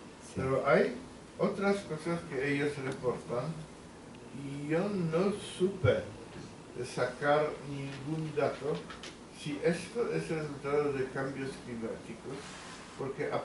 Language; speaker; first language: Spanish; non-native, fluent; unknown